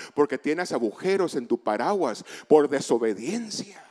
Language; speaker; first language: Spanish; early bilingual, heritage; Spanish